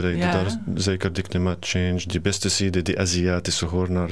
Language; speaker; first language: Dutch; non-native, learner; Arabic